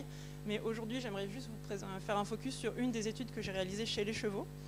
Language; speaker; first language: French; native; French